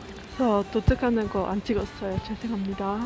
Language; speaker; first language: Korean; non-native, fluent; Dutch